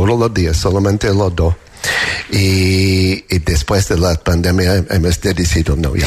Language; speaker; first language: Spanish; non-native, fluent; English